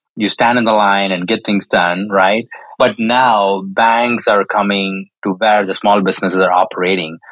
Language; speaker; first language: English; non-native, local second language; Tamil